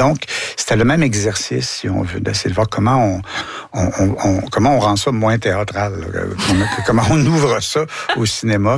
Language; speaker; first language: French; native; French